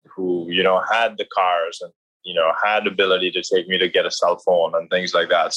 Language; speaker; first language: English; non-native, local second language; Hindi